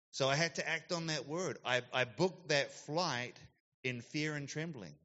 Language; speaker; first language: English; native; English